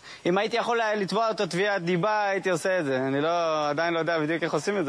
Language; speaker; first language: Hebrew; native; Hebrew